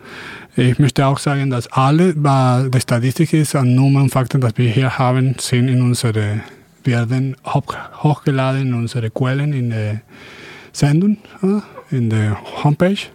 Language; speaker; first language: German; non-native, fluent; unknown